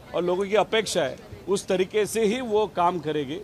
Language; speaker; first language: Hindi; non-native, local second language; Marathi